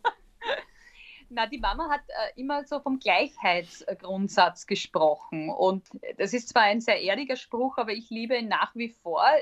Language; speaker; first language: German; native; German